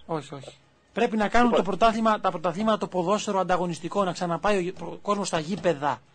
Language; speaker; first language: Greek; native; Greek